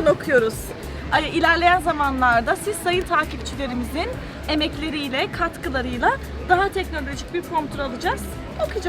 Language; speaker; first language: Turkish; native; Turkish